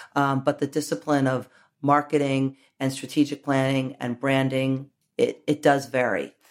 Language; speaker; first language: English; native; English